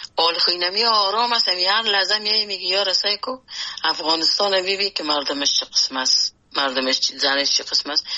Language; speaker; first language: Persian; native; Persian